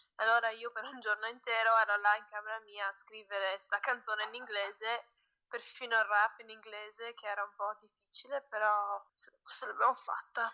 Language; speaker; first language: Italian; early bilingual, heritage; English